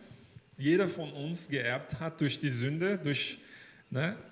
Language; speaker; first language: German; non-native, fluent; Portuguese